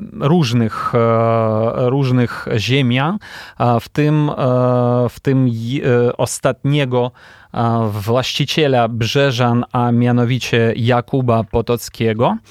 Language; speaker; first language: Polish; non-native, fluent; Ukrainian